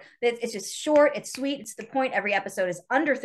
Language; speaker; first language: English; native; English